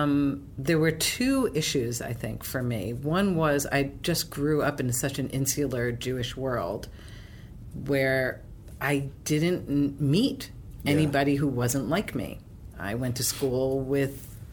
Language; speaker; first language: English; native; English